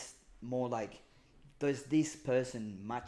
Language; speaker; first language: English; non-native, fluent; Spanish